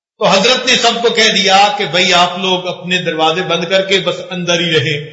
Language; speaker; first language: Urdu; non-native, local second language; Punjabi